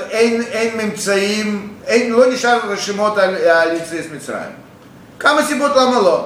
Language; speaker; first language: Hebrew; non-native, fluent; Russian